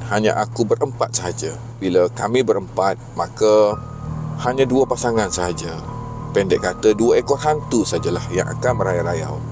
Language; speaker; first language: Malay; native; Malay